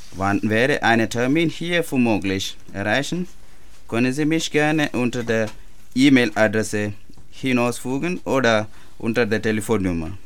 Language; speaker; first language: German; non-native, learner; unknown